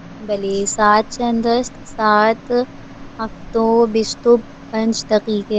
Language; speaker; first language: Persian; non-native, learner; Urdu